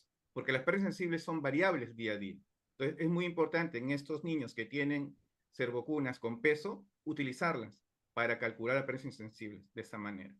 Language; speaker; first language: Spanish; native; Spanish